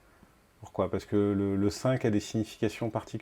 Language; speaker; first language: French; native; French